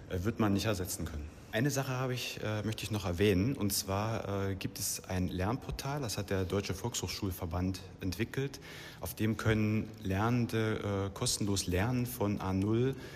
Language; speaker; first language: German; native; German